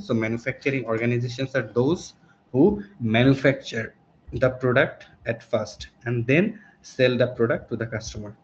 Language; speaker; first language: English; non-native, local second language; Bangla